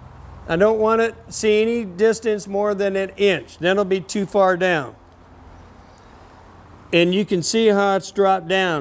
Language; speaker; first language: English; native; English